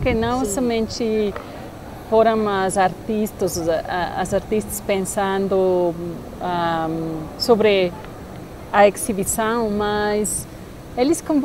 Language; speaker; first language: Portuguese; non-native, fluent; Spanish